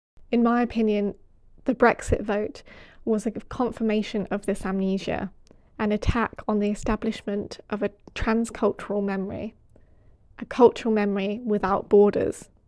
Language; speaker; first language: English; native; English